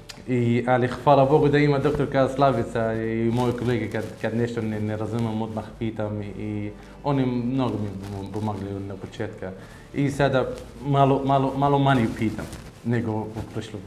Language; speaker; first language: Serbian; non-native, learner; Arabic